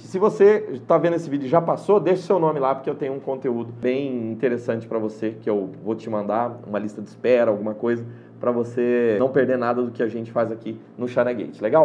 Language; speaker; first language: Portuguese; native; Portuguese